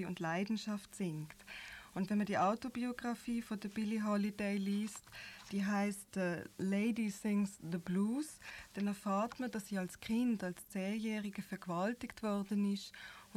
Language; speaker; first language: German; native; German